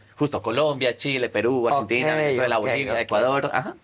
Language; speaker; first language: Spanish; native; Spanish